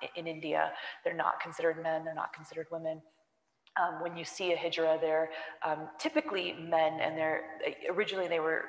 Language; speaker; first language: English; native; English